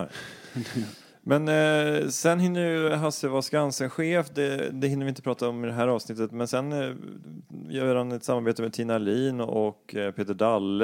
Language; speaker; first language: Swedish; native; Swedish